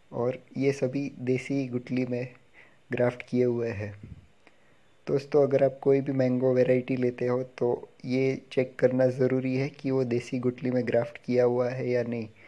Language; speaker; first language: Hindi; non-native, local second language; Gujarati